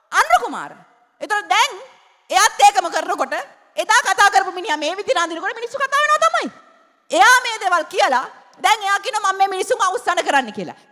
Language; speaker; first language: Sinhala; native; Sinhala